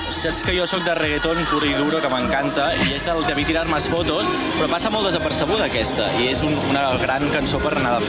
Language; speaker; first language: Catalan; native; Catalan